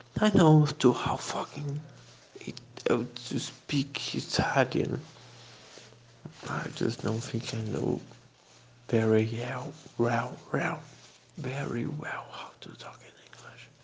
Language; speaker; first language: English; non-native, fluent; Portuguese